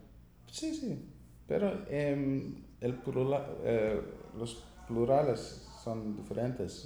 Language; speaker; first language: Spanish; non-native, learner; English